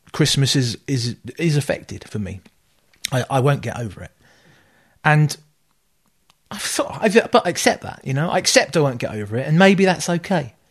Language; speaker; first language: English; native; English